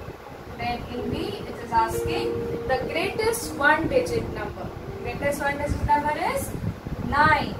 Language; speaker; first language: English; non-native, local second language; Hindi